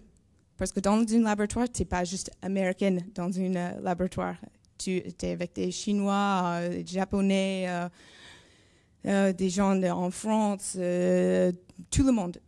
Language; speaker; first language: French; non-native, learner; English